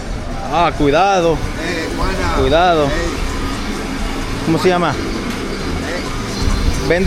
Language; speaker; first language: Spanish; early bilingual, heritage; Spanish